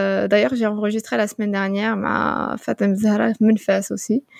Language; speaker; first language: French; non-native, local second language; Arabic